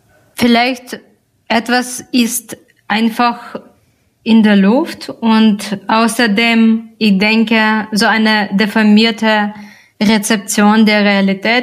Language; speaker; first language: German; non-native, fluent; Russian